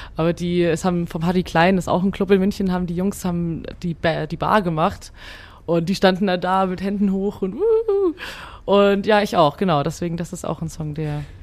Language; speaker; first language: German; early bilingual, other home language; Hungarian